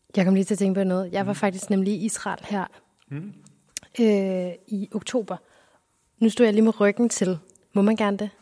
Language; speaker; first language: Danish; native; Danish